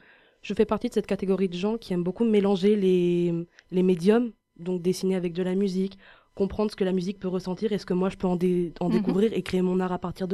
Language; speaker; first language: French; native; French